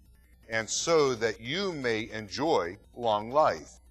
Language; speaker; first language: English; native; English